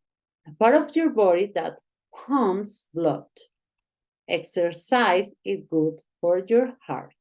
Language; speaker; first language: English; non-native, learner; Spanish